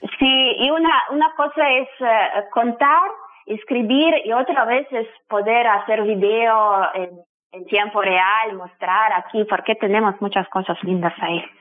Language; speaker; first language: Spanish; non-native, fluent; Russian